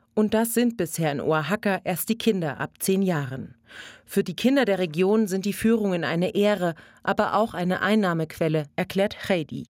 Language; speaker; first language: German; native; German